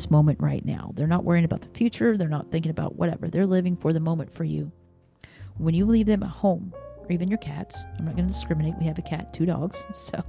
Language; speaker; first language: English; native; English